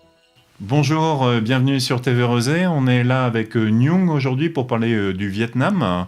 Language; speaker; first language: French; native; French